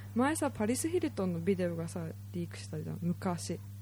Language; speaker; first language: English; early bilingual, other home language; Japanese